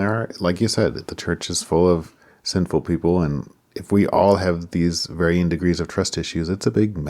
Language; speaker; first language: English; native; English